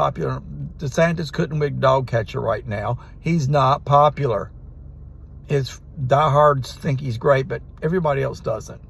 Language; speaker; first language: English; native; English